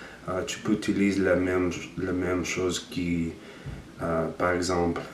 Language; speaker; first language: French; non-native, learner; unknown